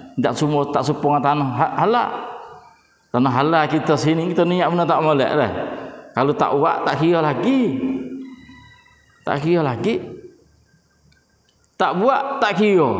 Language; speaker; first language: Malay; native; Malay